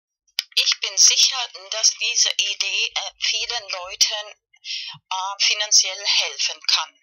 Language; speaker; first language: German; non-native, learner; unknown